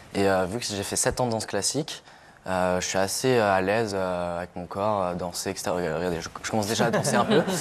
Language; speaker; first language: French; native; French